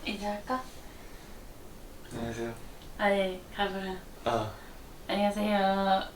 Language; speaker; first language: Korean; non-native, learner; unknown